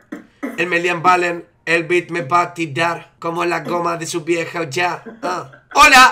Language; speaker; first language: Spanish; native; Spanish